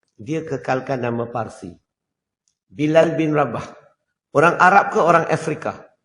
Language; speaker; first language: Malay; non-native, local second language; Chinese